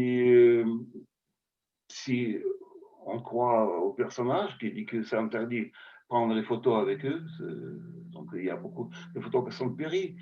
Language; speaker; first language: French; non-native, fluent; Russian